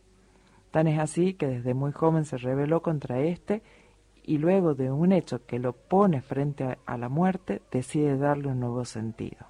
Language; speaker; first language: Spanish; native; Spanish